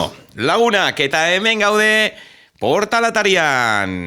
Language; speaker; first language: Basque; native; Basque